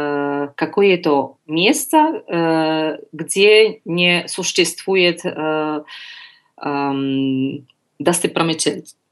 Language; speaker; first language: Russian; non-native, learner; Polish